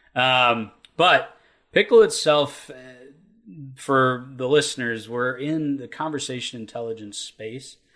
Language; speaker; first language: English; native; English